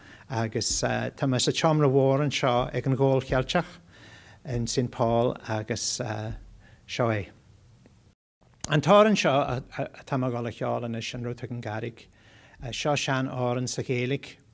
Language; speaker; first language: Irish; non-native, fluent; English